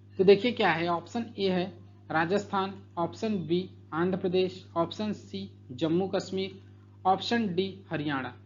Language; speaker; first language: Hindi; native; Hindi